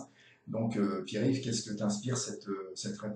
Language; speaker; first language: French; native; French